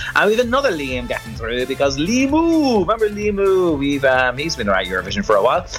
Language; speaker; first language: English; native; English